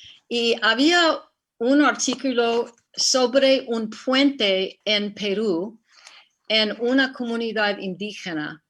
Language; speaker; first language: Spanish; non-native, fluent; English